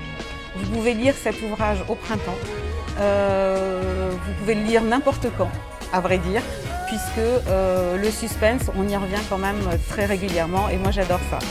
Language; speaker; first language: French; native; French